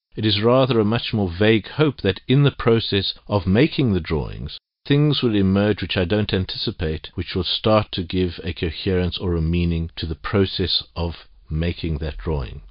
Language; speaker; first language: English; native; English